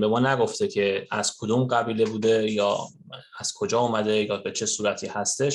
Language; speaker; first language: Persian; native; Persian